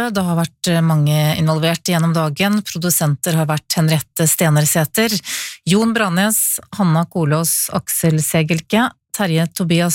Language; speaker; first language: Norwegian; native; Norwegian